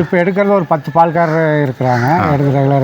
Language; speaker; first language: Tamil; native; Tamil